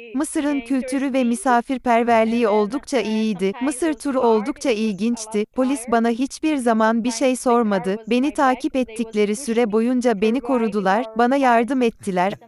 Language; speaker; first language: English; non-native, fluent; Portuguese